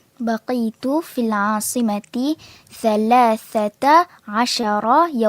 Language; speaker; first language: Arabic; non-native, learner; Malay